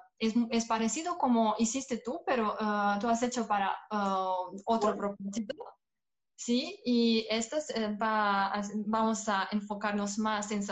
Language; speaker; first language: Spanish; non-native, fluent; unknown